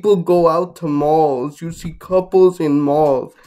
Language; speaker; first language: English; non-native, fluent; Spanish